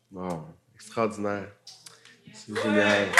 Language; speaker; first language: French; native; French